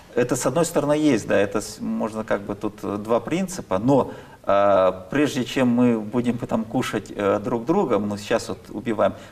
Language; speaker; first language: Russian; native; Russian